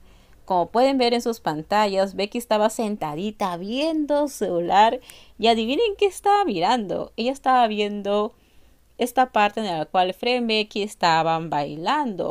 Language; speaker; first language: Spanish; native; Spanish